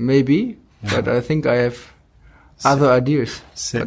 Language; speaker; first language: English; non-native, fluent; German